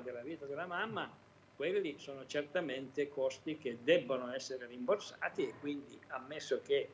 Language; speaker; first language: Italian; native; Italian